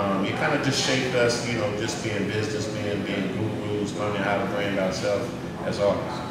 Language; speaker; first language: English; native; English